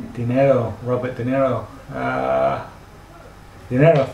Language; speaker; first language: Spanish; non-native, learner; English